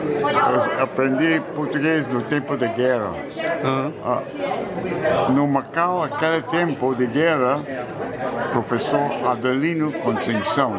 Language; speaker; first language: Portuguese; non-native, learner; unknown